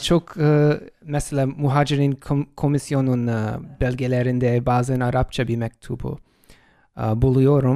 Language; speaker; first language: Turkish; non-native, fluent; English